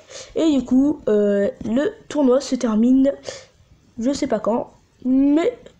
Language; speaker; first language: French; native; French